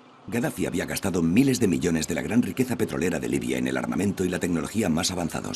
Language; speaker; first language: Spanish; native; Spanish